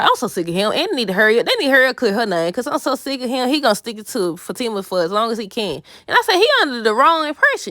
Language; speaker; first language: English; native; English